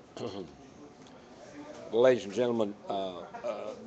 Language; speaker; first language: English; native; English